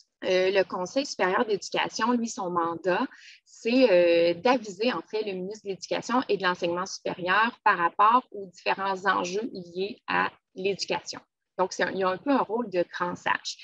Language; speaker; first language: French; native; French